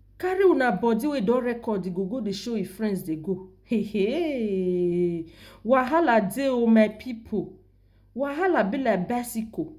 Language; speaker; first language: Nigerian Pidgin; non-native, local second language; Yoruba